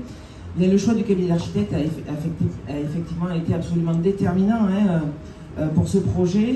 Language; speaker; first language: French; native; French